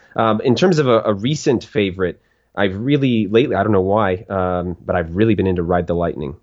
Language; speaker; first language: English; native; English